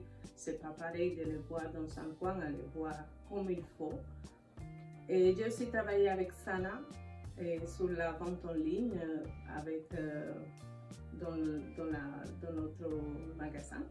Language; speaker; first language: French; non-native, learner; Spanish